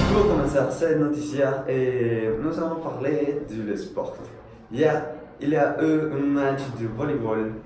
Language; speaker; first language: French; non-native, learner; Spanish